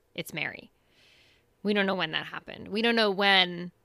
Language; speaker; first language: English; early bilingual, other home language; Spanish